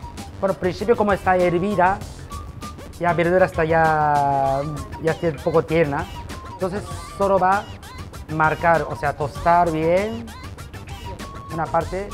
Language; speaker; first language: Spanish; non-native, learner; Japanese